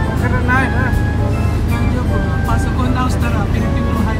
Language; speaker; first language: Japanese; non-native, learner; Filipino